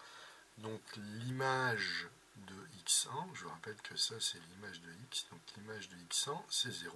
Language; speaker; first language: French; native; French